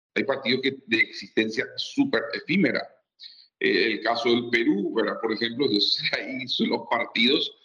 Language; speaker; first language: Spanish; native; Spanish